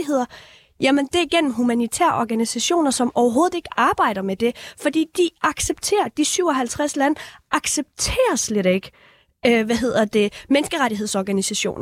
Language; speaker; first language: Danish; early bilingual, other home language; Persian